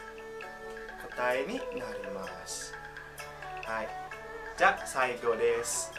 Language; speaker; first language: Japanese; non-native, fluent; Indonesian